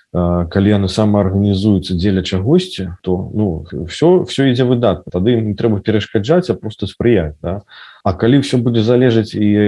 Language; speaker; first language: Belarusian; non-native, local second language; Russian